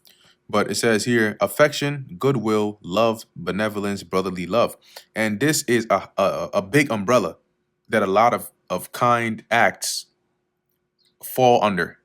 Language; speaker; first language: English; native; English